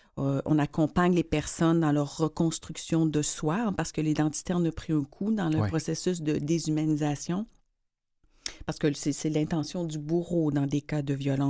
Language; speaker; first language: French; native; French